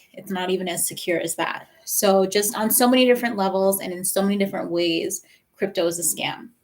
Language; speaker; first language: English; native; English